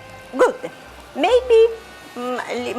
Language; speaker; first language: English; non-native, fluent; Italian